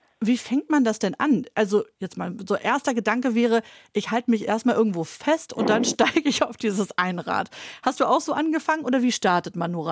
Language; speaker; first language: German; native; German